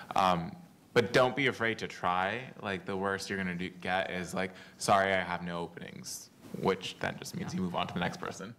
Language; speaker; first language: English; native; English